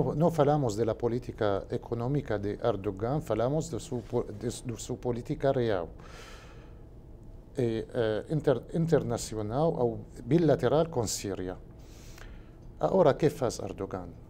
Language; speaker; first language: Portuguese; non-native, learner; Spanish